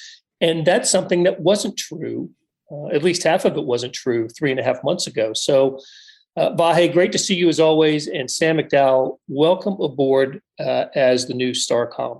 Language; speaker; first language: English; native; English